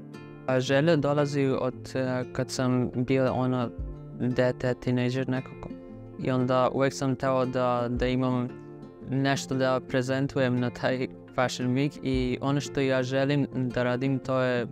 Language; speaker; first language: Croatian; non-native, fluent; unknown